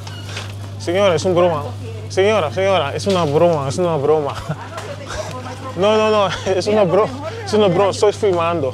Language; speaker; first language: Spanish; non-native, learner; Papiamento